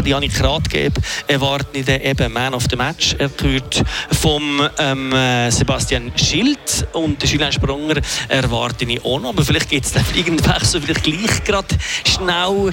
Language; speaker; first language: German; native; German